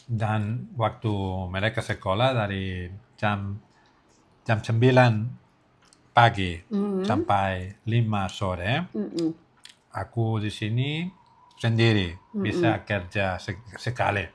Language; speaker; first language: Indonesian; non-native, learner; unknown